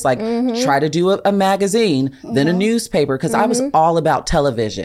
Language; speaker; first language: English; native; English